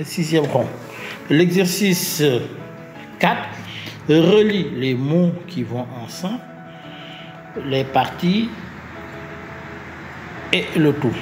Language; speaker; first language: French; native; French